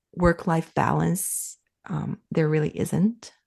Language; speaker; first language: English; non-native, fluent; Finnish